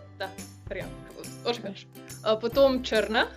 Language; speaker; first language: Russian; non-native, learner; Slovenian